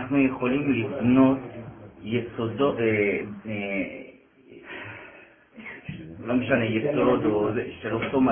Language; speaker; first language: Hebrew; non-native, fluent; French